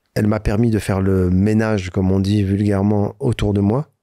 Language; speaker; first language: French; native; French